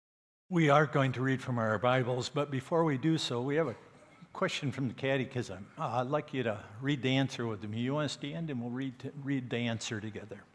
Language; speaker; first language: English; native; English